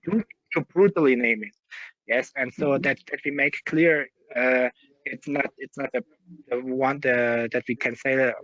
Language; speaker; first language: English; non-native, fluent; German